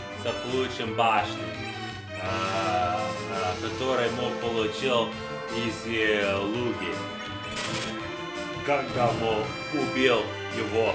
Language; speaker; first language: Russian; non-native, learner; English